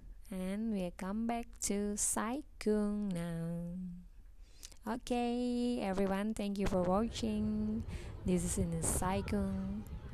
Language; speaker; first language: English; non-native, learner; Indonesian